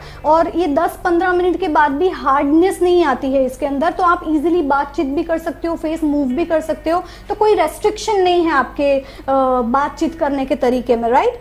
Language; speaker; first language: Hindi; native; Hindi